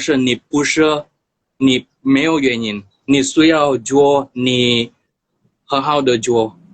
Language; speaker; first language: Chinese; non-native, learner; Indonesian